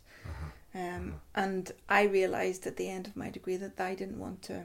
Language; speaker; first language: English; native; English